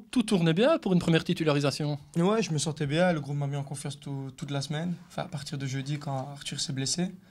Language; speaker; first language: French; native; French